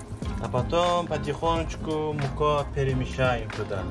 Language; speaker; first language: Russian; non-native, learner; Turkmen